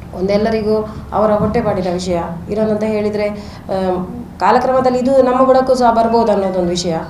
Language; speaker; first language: Kannada; non-native, local second language; Tulu